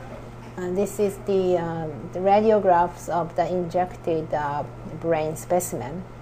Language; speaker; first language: English; non-native, fluent; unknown